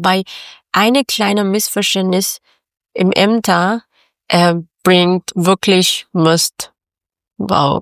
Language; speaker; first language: German; non-native, fluent; Persian